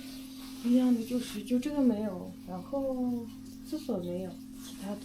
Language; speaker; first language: Chinese; non-native, local second language; Tuvinian